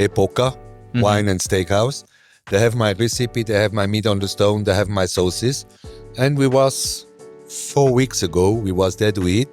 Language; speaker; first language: English; non-native, learner; German